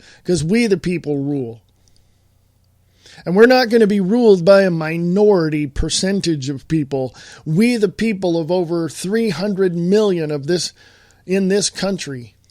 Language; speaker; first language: English; native; English